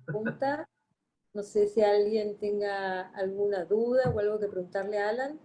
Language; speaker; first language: Spanish; native; Spanish